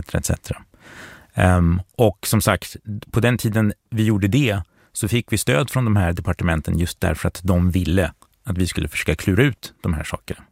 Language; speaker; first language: Swedish; native; Swedish